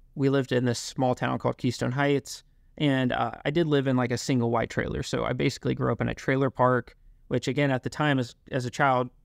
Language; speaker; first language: English; native; English